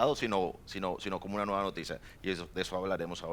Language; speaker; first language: Spanish; native; Spanish